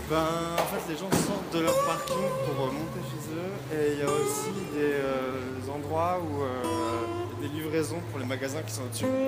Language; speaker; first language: French; native; French